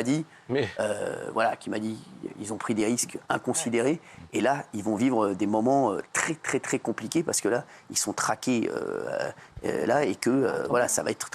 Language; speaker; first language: French; native; French